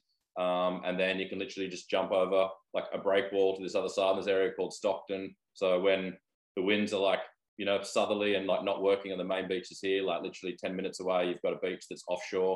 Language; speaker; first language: English; native; English